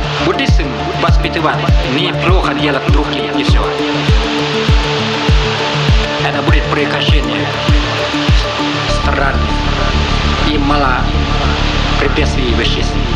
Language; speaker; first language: Russian; non-native, learner; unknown